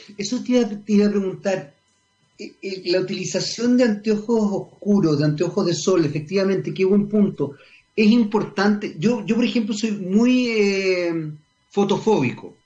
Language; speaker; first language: Spanish; native; Spanish